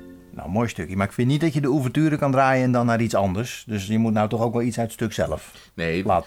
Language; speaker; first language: Dutch; native; Dutch